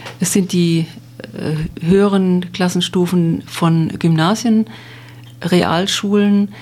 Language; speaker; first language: German; native; German